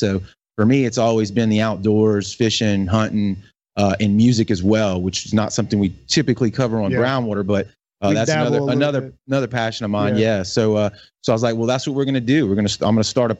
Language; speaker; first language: English; native; English